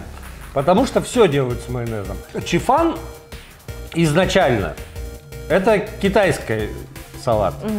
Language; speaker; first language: Russian; native; Russian